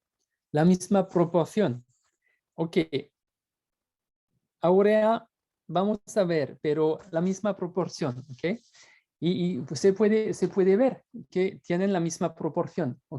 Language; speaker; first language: Spanish; non-native, fluent; French